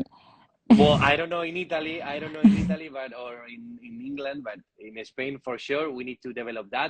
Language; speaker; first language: English; non-native, learner; Spanish